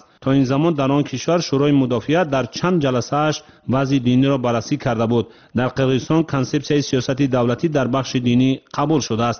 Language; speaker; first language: Tajik; native; Tajik